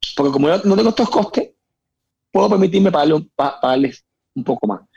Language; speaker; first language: Spanish; native; Spanish